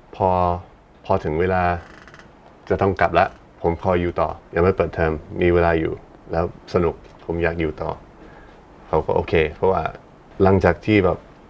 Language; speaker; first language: Thai; non-native, fluent; English